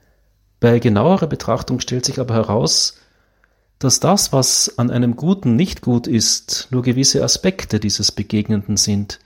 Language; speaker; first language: German; native; German